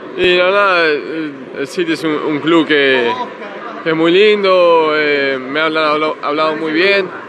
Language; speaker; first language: Spanish; early bilingual, heritage; Spanish